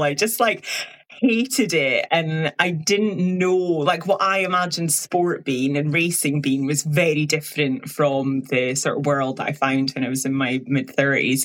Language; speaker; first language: English; native; English